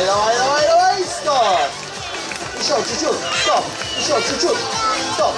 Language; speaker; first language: Russian; non-native, learner; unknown